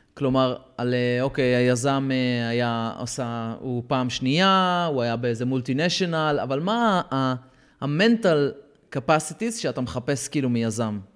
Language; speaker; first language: Hebrew; native; Hebrew